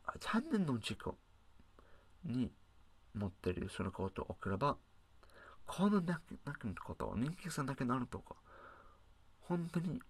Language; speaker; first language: Japanese; non-native, learner; English